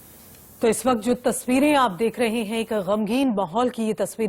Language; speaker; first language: Hindi; native; Hindi